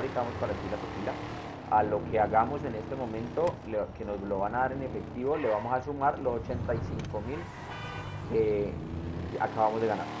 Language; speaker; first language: Spanish; native; Spanish